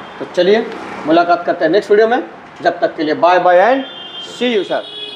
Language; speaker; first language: Hindi; non-native, local second language; Bangla